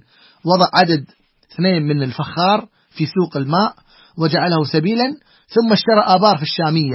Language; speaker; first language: Arabic; native; Arabic